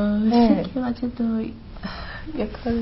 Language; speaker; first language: Japanese; non-native, learner; Chinese